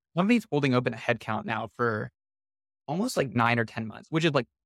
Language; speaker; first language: English; native; English